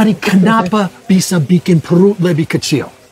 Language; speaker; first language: Indonesian; non-native, fluent; English